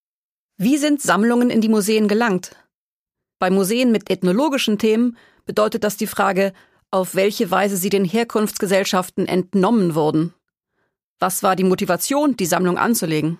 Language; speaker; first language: German; native; German